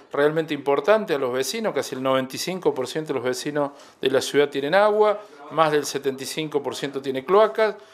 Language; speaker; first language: Spanish; native; Spanish